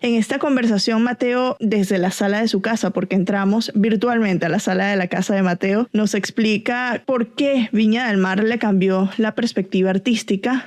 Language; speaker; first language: Spanish; native; Spanish